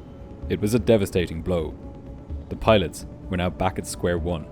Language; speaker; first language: English; native; English